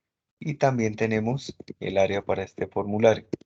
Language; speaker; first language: Spanish; native; Spanish